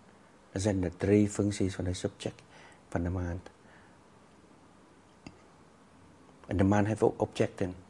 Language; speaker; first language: Dutch; non-native, fluent; Vietnamese